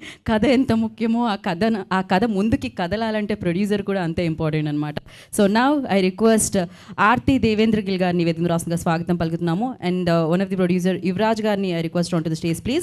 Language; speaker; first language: Telugu; native; Telugu